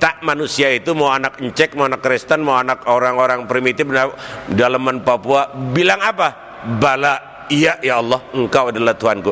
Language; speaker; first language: Indonesian; native; Indonesian